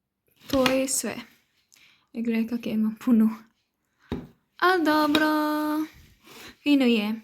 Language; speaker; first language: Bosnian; non-native, learner; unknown